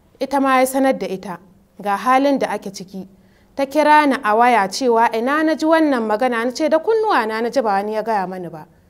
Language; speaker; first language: Hausa; native; Hausa